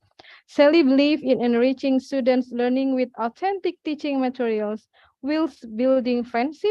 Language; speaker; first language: English; non-native, fluent; Indonesian